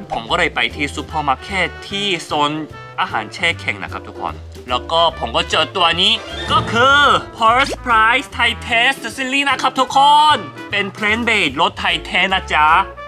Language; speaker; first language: Thai; non-native, fluent; Korean